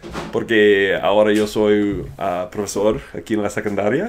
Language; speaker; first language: Spanish; non-native, fluent; English